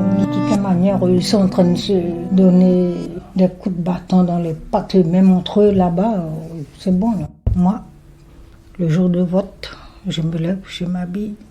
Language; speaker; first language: French; non-native, local second language; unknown